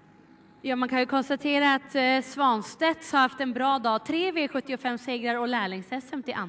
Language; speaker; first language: Swedish; native; Swedish